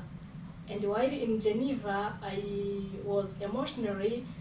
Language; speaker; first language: English; non-native, local second language; Kinyarwanda